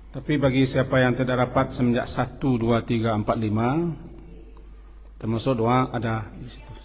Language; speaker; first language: Malay; non-native, local second language; Minangkabau